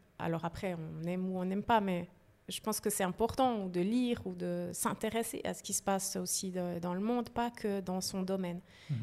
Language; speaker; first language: French; native; French